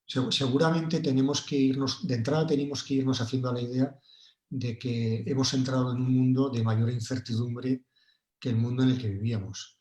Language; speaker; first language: Spanish; native; Spanish